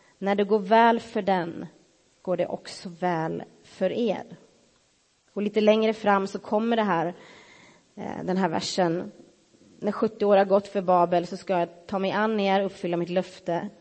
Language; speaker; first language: Swedish; native; Swedish